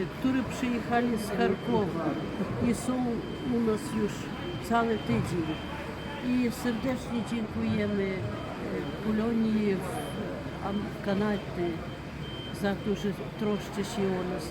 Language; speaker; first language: Polish; early bilingual, heritage; Polish